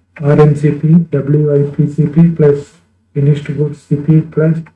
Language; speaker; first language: English; non-native, local second language; Kannada